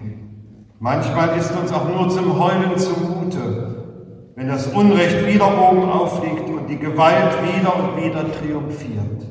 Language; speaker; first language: German; native; German